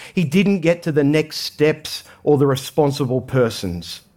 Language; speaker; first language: English; native; English